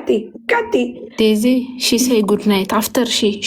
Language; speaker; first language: English; non-native, learner; Amharic